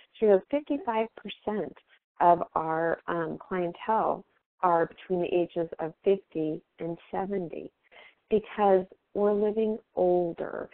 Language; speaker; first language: English; native; English